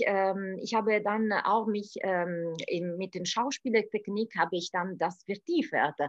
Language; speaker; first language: German; non-native, fluent; Italian